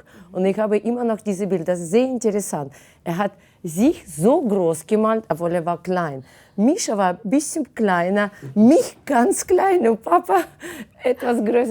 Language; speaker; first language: German; non-native, fluent; Russian